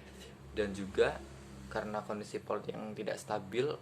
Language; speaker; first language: Indonesian; native; Indonesian